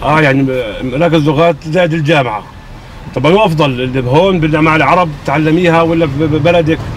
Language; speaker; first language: Arabic; native; Arabic